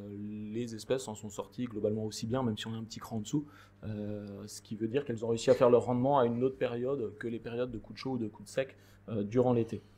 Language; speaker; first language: French; native; French